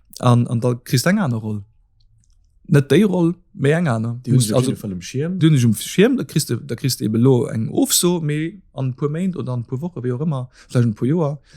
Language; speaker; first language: Luxembourgish; native; Luxembourgish